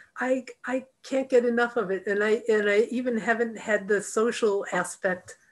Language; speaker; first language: English; native; English